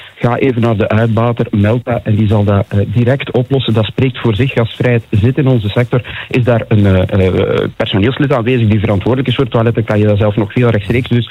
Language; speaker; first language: Dutch; native; Dutch